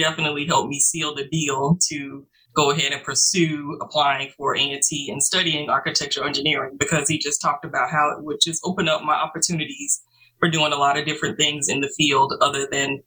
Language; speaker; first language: English; native; English